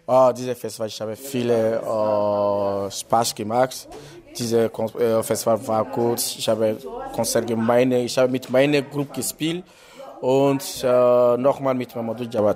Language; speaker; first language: German; non-native, learner; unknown